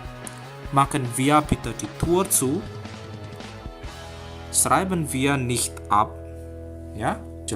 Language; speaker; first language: German; non-native, fluent; Indonesian